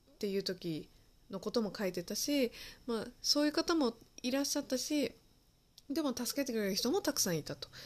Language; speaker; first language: Japanese; early bilingual, other home language; Chinese